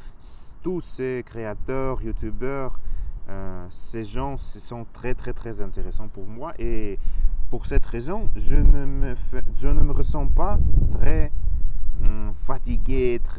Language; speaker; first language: French; non-native, learner; Russian